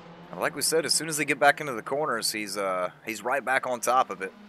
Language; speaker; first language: English; native; English